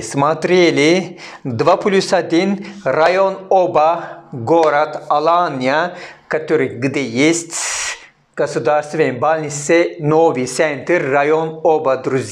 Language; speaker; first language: Russian; non-native, learner; Turkish